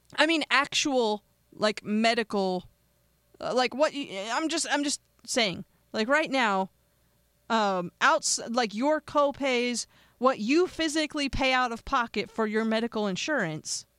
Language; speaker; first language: English; native; English